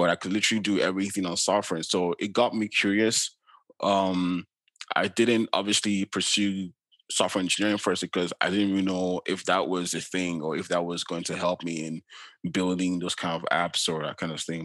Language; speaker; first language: English; non-native, local second language; Yoruba